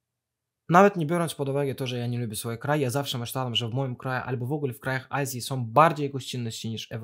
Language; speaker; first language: Polish; non-native, fluent; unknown